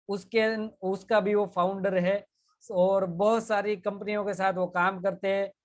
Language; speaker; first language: Hindi; non-native, local second language; Gujarati